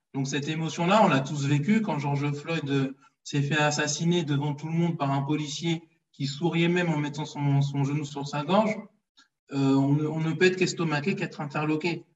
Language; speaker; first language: French; early bilingual, other home language; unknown